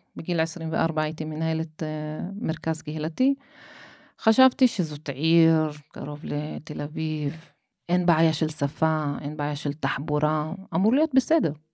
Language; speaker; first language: Hebrew; non-native, local second language; Arabic